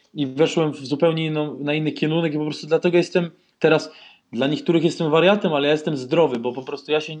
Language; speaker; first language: Polish; early bilingual, heritage; Polish